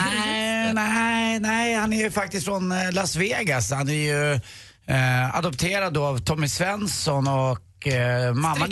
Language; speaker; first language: Swedish; native; Swedish